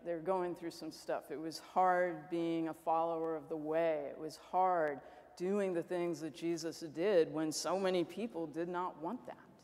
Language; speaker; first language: English; native; English